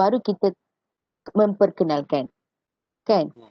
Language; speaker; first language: Malay; native; Malay